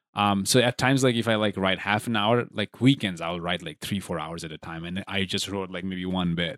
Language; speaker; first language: English; non-native, local second language; Bangla